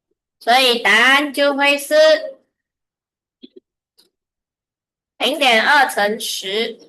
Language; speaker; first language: Chinese; early bilingual, heritage; Chinese